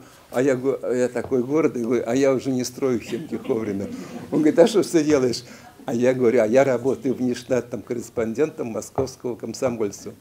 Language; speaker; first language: Russian; native; Russian